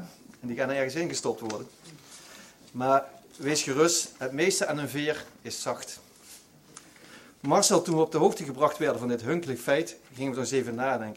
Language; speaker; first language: Dutch; native; Dutch